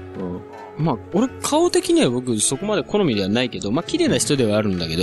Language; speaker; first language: Japanese; native; Japanese